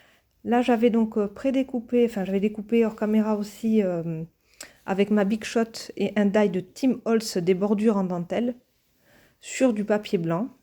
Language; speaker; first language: French; native; French